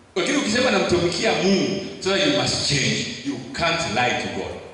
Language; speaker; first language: English; non-native, local second language; Swahili